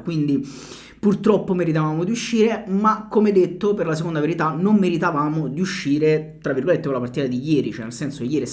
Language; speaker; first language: Italian; native; Italian